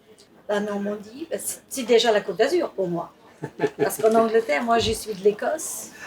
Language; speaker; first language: French; non-native, fluent; English